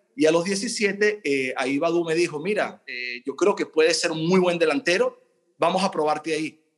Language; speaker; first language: Spanish; early bilingual, other home language; Italian